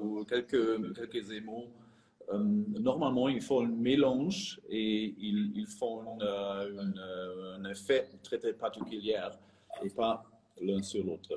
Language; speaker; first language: French; non-native, fluent; German